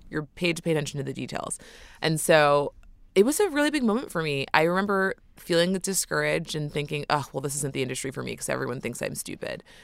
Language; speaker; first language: English; native; English